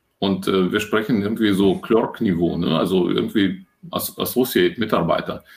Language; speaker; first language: German; early bilingual, other home language; Russian